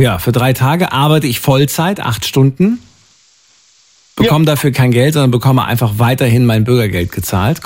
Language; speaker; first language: German; native; German